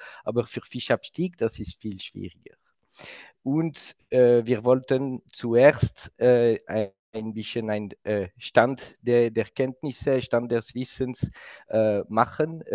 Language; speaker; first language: German; non-native, local second language; French